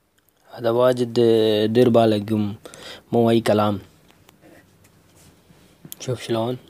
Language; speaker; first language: Arabic; non-native, learner; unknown